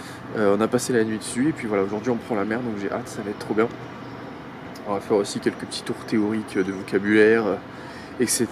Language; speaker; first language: French; native; French